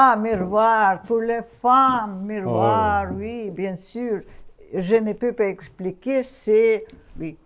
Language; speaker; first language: French; non-native, learner; Russian